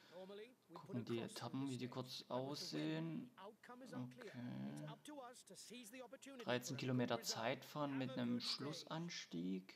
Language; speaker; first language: German; native; German